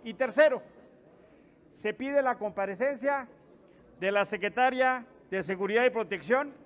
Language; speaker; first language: Spanish; native; Spanish